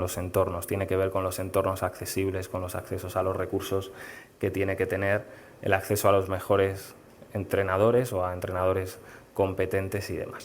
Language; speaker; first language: Spanish; native; Spanish